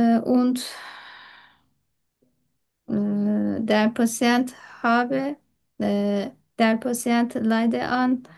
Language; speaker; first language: German; non-native, fluent; Turkish